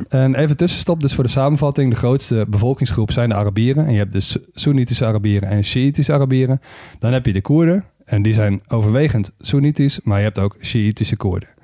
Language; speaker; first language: Dutch; native; Dutch